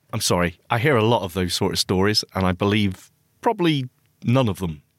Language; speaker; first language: English; native; English